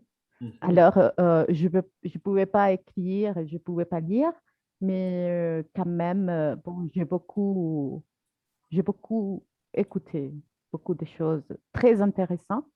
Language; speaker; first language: French; non-native, fluent; Spanish